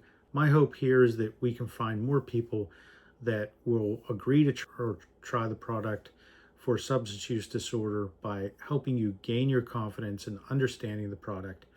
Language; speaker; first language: English; native; English